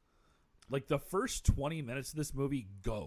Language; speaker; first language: English; native; English